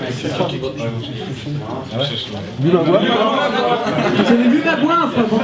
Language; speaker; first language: French; native; French